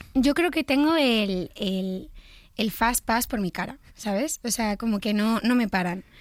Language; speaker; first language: Spanish; native; Spanish